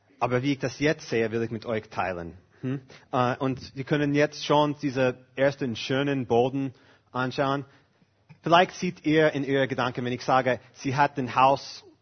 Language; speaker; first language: German; non-native, fluent; English